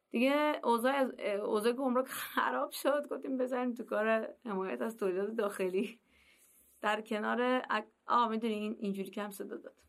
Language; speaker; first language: Persian; native; Persian